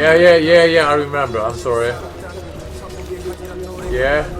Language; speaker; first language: English; non-native, learner; Korean